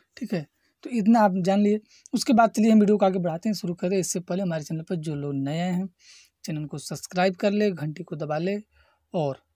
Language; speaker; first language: Hindi; native; Hindi